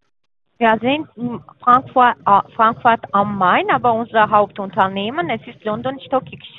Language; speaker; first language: German; non-native, learner; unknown